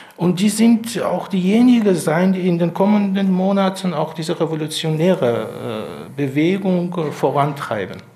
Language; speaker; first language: German; non-native, fluent; Persian